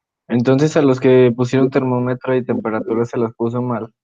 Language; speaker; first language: Spanish; native; Spanish